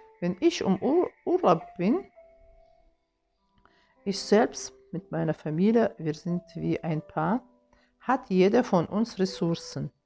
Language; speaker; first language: German; non-native, fluent; Russian